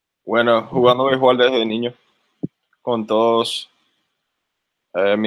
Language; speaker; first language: Spanish; early bilingual, other home language; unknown